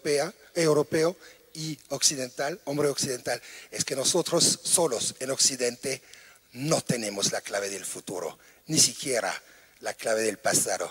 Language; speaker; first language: Spanish; non-native, fluent; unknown